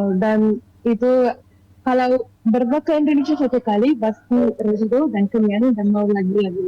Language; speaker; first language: Indonesian; non-native, fluent; Arabic